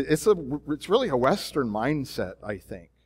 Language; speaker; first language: English; native; English